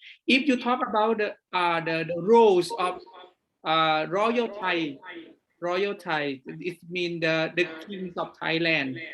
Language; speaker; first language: English; non-native, fluent; Thai